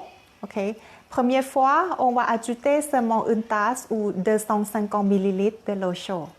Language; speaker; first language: French; non-native, learner; Thai